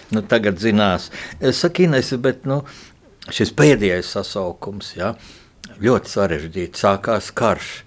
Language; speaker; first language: Latvian; native; Latvian